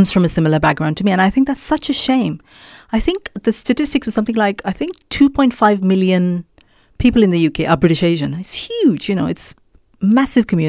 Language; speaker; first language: English; non-native, local second language; Malayalam